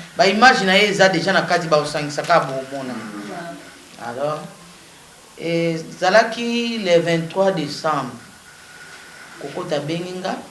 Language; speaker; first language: Lingala; non-native, local second language; Kongo